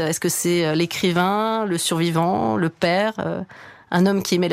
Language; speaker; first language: French; native; French